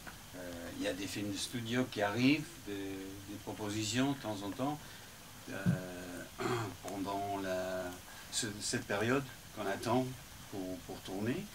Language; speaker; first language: French; non-native, fluent; English